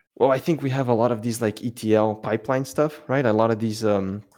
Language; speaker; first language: English; non-native, fluent; Portuguese